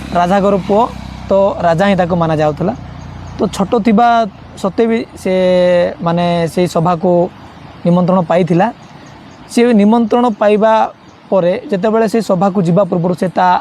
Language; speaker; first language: Odia; non-native, local second language; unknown